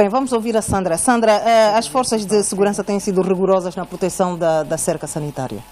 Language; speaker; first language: Portuguese; native; Portuguese